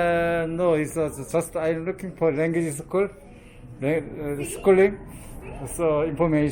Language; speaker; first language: English; non-native, learner; Korean